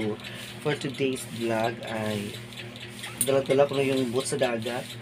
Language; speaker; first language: Filipino; non-native, local second language; Cebuano